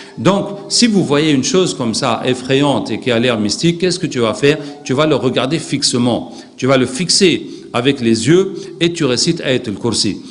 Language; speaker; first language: French; non-native, local second language; Arabic